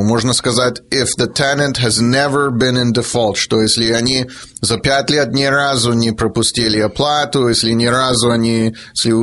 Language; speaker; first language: Russian; early bilingual, heritage; Russian